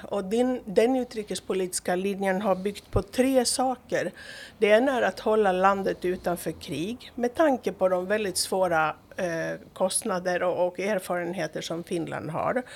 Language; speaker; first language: Swedish; non-native, fluent; Greek